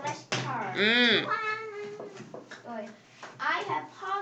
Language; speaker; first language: English; non-native, learner; Korean